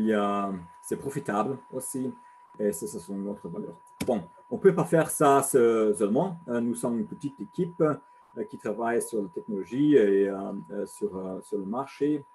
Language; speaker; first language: French; non-native, learner; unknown